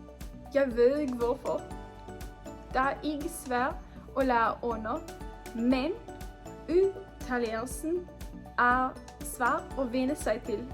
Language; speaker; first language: Danish; non-native, learner; English